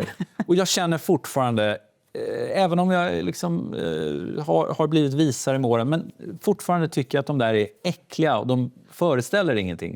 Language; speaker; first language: Swedish; native; Swedish